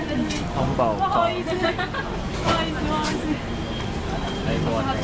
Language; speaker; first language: Japanese; native; Japanese